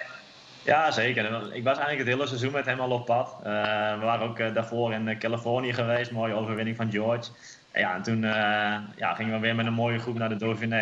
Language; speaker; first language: Dutch; native; Dutch